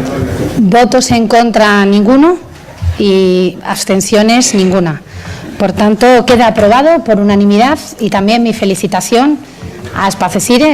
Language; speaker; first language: Spanish; native; Spanish